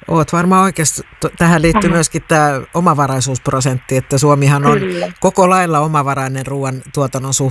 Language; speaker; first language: Finnish; native; Finnish